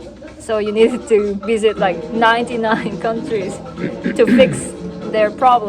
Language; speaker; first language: English; non-native, learner; Korean